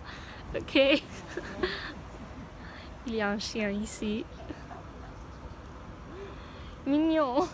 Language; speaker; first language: French; non-native, learner; English